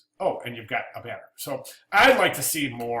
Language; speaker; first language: English; native; English